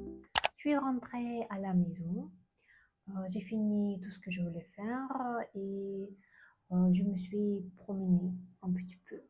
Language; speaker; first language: French; non-native, learner; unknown